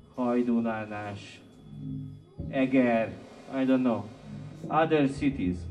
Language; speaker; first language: English; non-native, learner; Hungarian